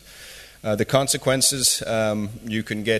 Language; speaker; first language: English; native; English